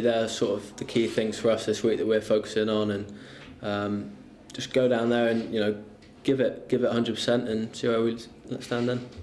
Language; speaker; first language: English; native; English